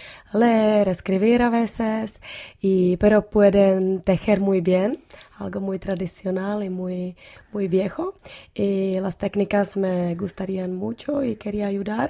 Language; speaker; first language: Spanish; non-native, learner; Czech